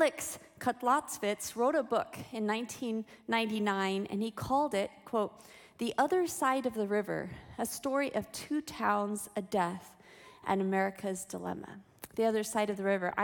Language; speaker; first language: English; native; English